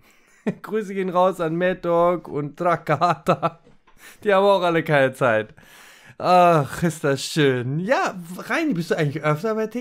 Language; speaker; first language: German; native; German